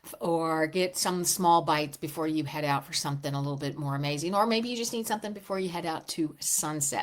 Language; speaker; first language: English; native; English